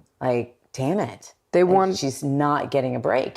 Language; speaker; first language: English; native; English